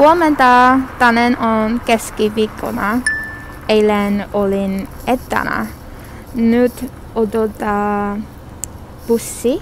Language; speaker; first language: Finnish; non-native, learner; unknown